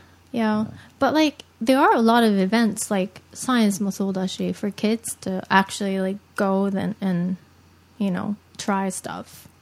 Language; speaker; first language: English; early bilingual, other home language; Japanese